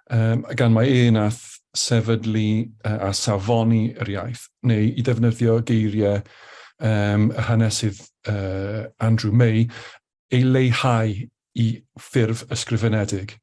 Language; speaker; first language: Welsh; native; Welsh